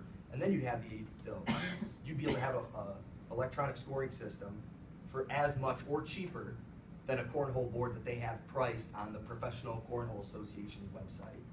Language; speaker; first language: English; native; English